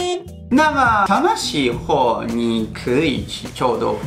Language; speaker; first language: Chinese; non-native, fluent; Japanese